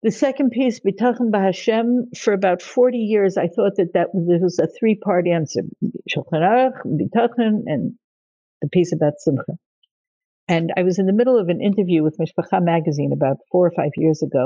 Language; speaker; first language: English; native; English